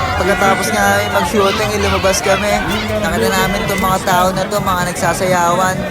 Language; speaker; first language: Filipino; native; Filipino